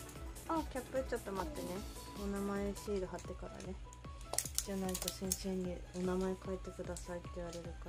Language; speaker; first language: Japanese; native; Japanese